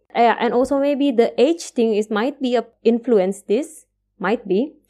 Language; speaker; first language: English; non-native, fluent; Indonesian